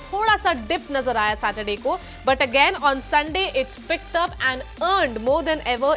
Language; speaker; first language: Hindi; native; Hindi